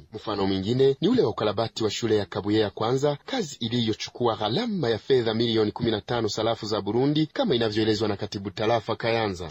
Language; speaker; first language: Swahili; non-native, local second language; Rundi